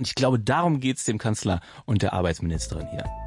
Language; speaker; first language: German; native; German